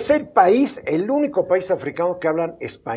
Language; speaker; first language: Spanish; native; Spanish